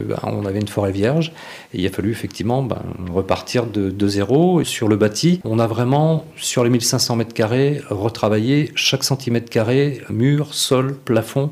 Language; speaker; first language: French; native; French